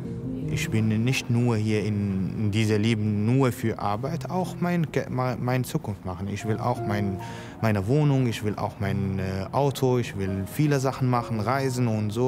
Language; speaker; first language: German; non-native, learner; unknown